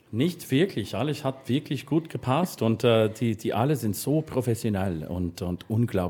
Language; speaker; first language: German; non-native, learner; English